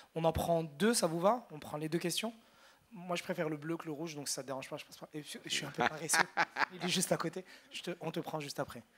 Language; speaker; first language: French; non-native, local second language; Arabic